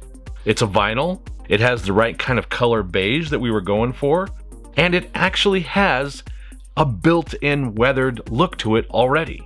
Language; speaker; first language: English; native; English